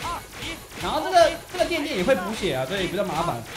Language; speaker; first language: Chinese; native; Chinese